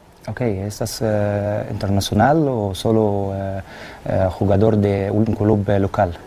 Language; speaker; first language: Spanish; non-native, learner; Arabic